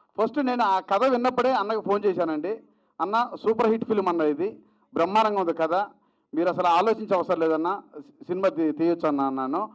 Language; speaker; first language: Telugu; native; Telugu